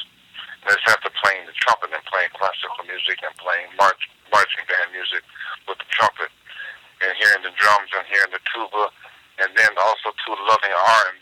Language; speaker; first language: English; native; English